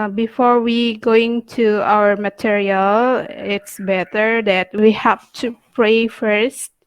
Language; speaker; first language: English; non-native, fluent; Indonesian